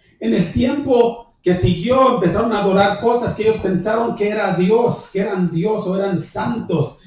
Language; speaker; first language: Spanish; early bilingual, heritage; Spanish